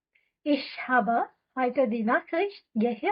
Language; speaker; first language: German; non-native, fluent; Hindi